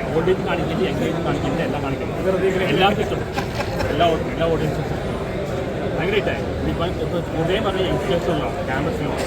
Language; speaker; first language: Malayalam; native; Malayalam